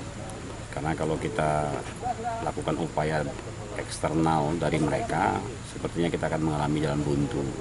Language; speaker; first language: Indonesian; native; Indonesian